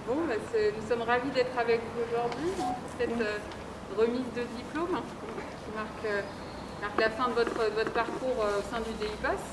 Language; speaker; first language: French; native; French